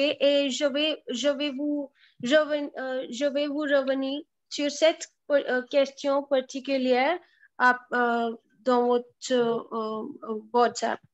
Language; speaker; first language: French; non-native, fluent; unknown